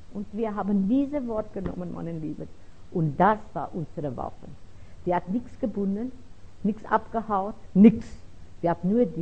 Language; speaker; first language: German; non-native, fluent; Afrikaans